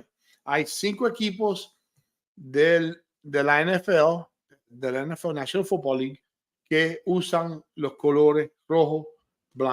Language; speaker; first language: Spanish; early bilingual, heritage; Spanish